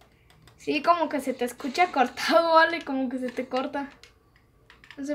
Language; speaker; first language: Spanish; native; Spanish